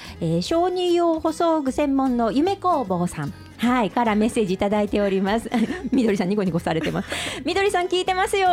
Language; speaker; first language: Japanese; native; Japanese